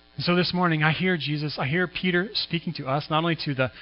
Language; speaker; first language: English; native; English